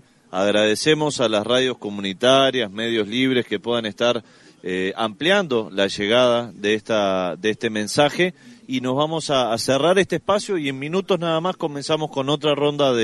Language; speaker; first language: Spanish; native; Spanish